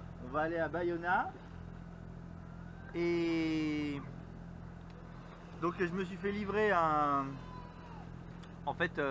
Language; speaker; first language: French; native; French